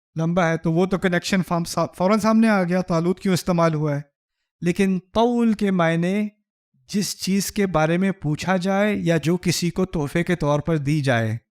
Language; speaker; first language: Urdu; early bilingual, heritage; Urdu